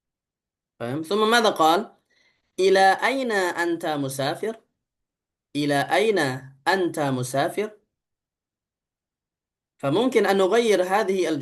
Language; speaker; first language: Arabic; non-native, fluent; Indonesian